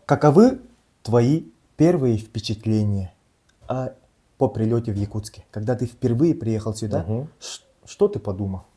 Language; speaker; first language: Russian; non-native, local second language; Yakut